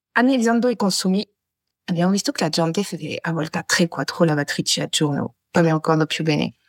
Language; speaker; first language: French; native; French